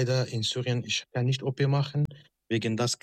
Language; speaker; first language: German; non-native, learner; Arabic